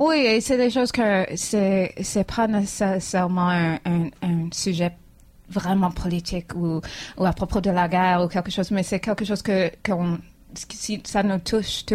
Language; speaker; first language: French; non-native, fluent; English